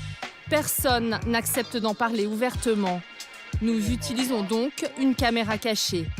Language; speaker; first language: French; native; French